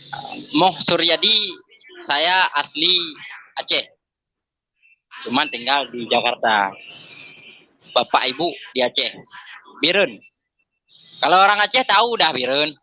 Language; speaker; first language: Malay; non-native, local second language; Achinese